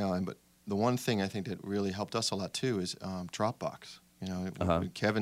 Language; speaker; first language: English; native; English